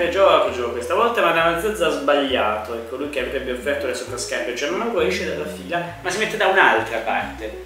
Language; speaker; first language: Italian; native; Italian